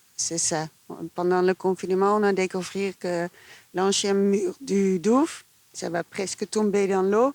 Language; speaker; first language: French; non-native, fluent; Dutch